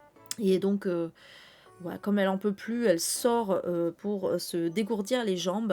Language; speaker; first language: French; native; French